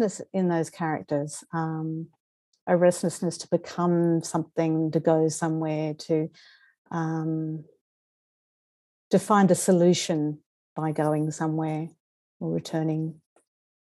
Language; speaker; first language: English; native; English